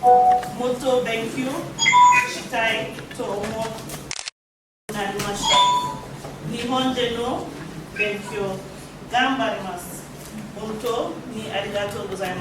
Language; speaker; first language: Japanese; non-native, learner; English